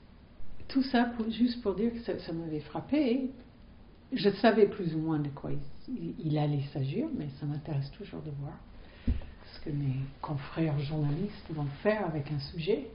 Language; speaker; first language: French; non-native, fluent; English